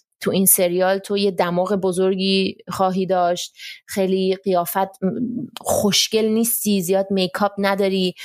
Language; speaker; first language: Persian; early bilingual, heritage; Persian